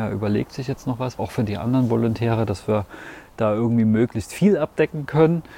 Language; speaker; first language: German; native; German